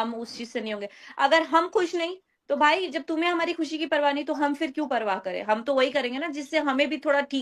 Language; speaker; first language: Hindi; native; Hindi